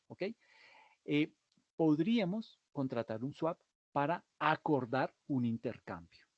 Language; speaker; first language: Spanish; native; Spanish